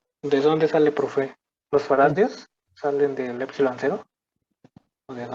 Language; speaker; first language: Spanish; native; Spanish